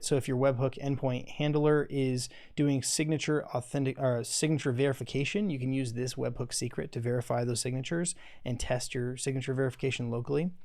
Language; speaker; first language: English; native; English